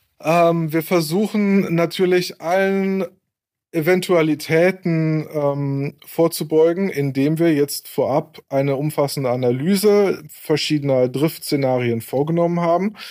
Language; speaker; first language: German; native; German